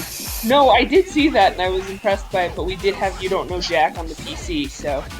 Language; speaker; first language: English; native; English